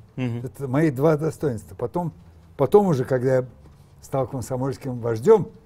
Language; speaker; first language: Russian; native; Russian